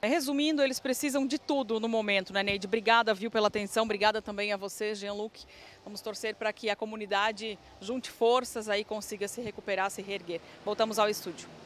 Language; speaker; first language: Portuguese; native; Portuguese